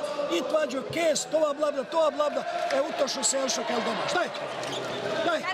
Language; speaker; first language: Hungarian; non-native, learner; Russian